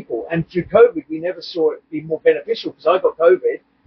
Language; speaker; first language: English; native; English